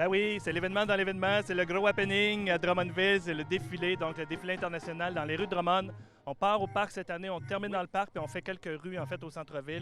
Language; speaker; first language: French; native; French